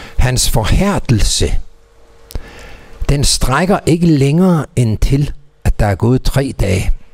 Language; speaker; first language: Danish; native; Danish